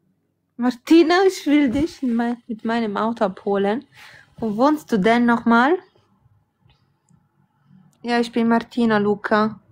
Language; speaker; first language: German; early bilingual, other home language; Italian